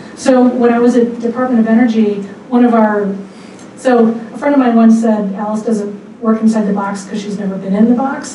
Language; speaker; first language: English; native; English